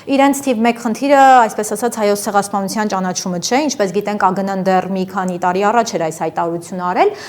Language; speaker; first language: Armenian; native; Armenian